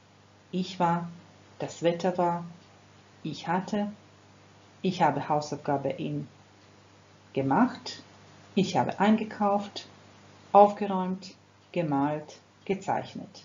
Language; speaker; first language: German; non-native, fluent; Croatian